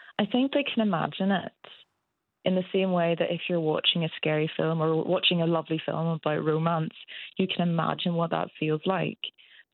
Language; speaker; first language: English; native; English